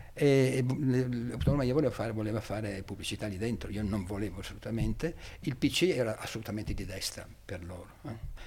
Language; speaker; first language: Italian; native; Italian